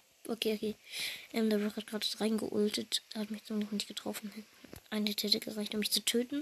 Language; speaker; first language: German; native; German